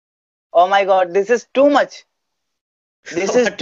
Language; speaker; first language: English; non-native, fluent; Bangla